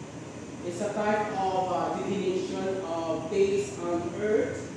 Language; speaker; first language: English; non-native, local second language; Filipino